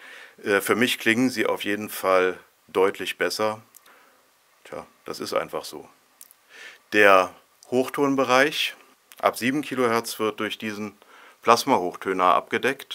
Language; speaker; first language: German; native; German